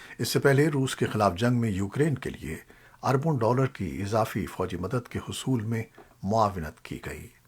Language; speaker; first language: Urdu; native; Urdu